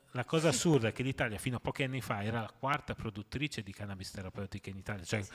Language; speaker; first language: Italian; native; Italian